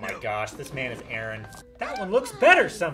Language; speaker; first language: English; native; English